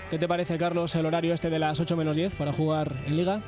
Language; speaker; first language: Spanish; native; Spanish